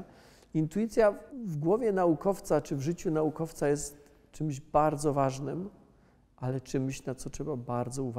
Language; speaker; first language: Polish; native; Polish